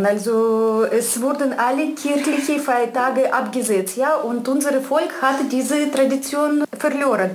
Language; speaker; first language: German; non-native, fluent; Russian